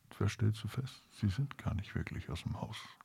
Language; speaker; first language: German; native; German